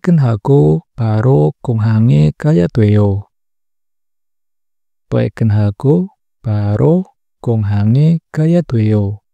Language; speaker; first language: Korean; non-native, learner; Indonesian